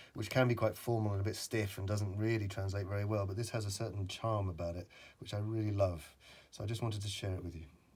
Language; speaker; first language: English; native; English